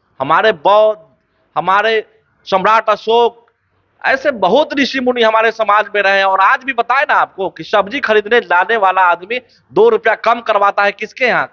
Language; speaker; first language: Hindi; native; Hindi